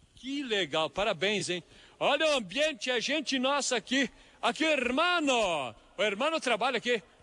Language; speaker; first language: Portuguese; native; Portuguese